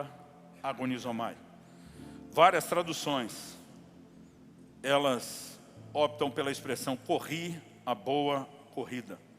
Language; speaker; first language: Portuguese; native; Portuguese